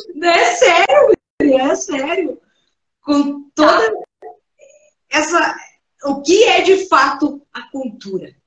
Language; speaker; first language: Portuguese; native; Portuguese